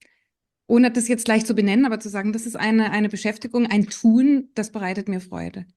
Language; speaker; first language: German; native; German